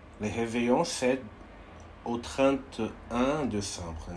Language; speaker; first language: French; non-native, fluent; Portuguese